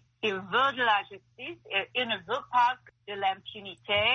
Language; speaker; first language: French; non-native, fluent; English